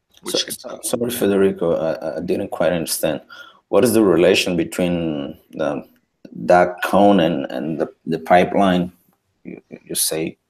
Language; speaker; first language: English; non-native, fluent; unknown